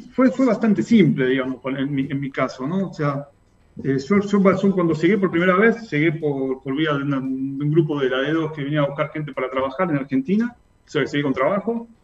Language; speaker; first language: Spanish; native; Spanish